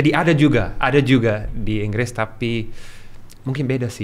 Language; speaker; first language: Indonesian; non-native, learner; English